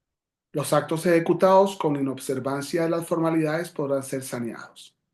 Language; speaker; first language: Spanish; native; Spanish